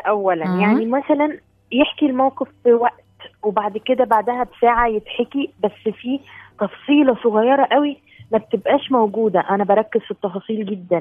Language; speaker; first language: Arabic; native; Arabic